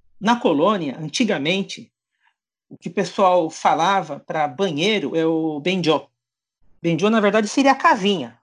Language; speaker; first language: Portuguese; native; Portuguese